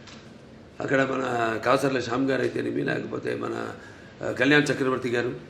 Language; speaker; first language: Telugu; native; Telugu